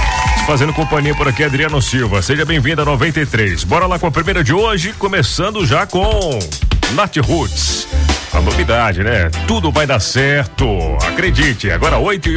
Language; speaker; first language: Portuguese; native; Portuguese